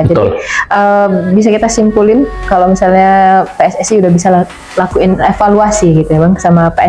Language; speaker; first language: Indonesian; native; Indonesian